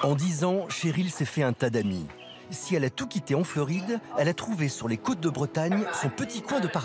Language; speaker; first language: French; native; French